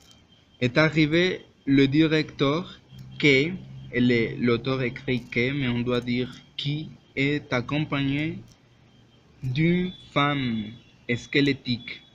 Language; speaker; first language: French; non-native, learner; Spanish